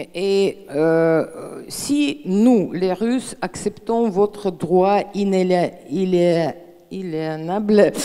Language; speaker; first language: French; non-native, fluent; Russian